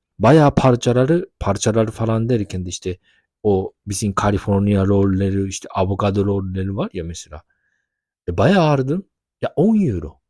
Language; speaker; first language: Turkish; non-native, fluent; Japanese